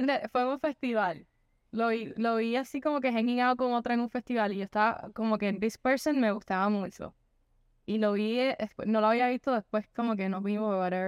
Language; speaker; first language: Spanish; early bilingual, heritage; Spanish